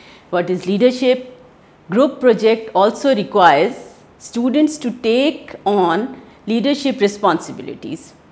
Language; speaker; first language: English; non-native, local second language; Hindi